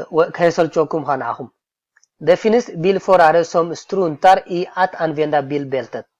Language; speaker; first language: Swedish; non-native, fluent; Tigrinya